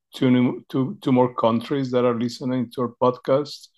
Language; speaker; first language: English; non-native, fluent; Spanish